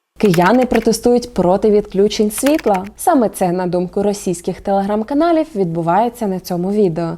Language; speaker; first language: Ukrainian; native; Ukrainian